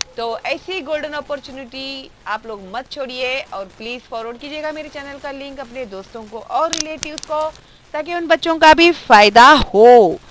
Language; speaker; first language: Hindi; non-native, local second language; Marathi